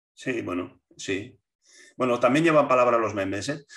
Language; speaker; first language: Spanish; native; Spanish